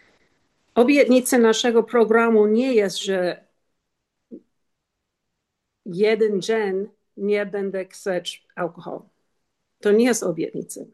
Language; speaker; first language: Polish; non-native, learner; English